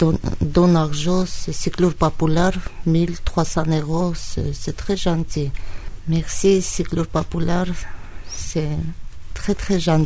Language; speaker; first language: French; non-native, learner; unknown